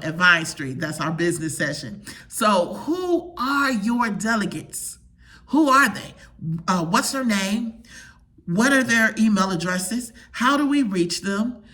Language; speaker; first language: English; native; English